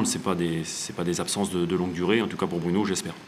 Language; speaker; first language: French; native; French